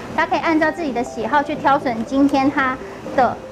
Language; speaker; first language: Chinese; native; Chinese